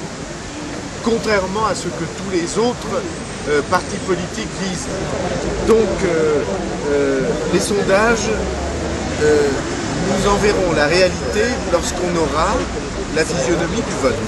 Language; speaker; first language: French; native; French